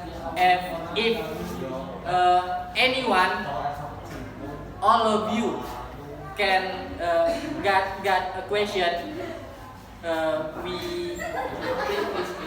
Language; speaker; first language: English; non-native, local second language; Indonesian